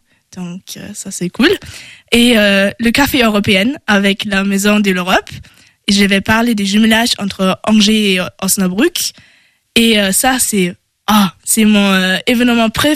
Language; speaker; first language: French; non-native, learner; German